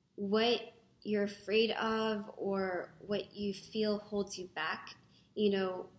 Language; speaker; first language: English; non-native, local second language; Filipino